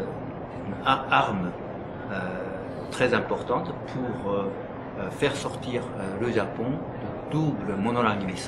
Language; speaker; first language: French; non-native, fluent; Japanese